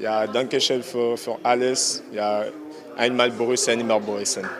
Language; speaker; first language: German; non-native, learner; French